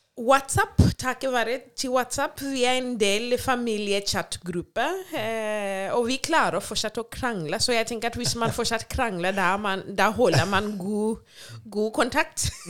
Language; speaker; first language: Norwegian; non-native, fluent; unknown